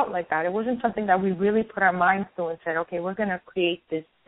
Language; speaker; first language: English; native; English